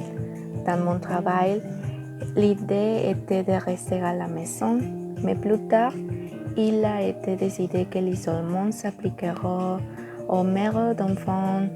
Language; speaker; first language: French; non-native, learner; Spanish